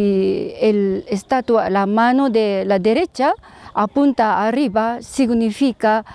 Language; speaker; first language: Spanish; non-native, learner; Japanese